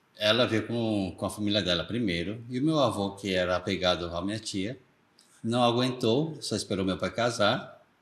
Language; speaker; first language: Portuguese; early bilingual, other home language; Korean